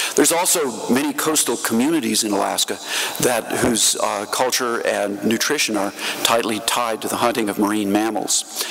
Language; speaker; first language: English; native; English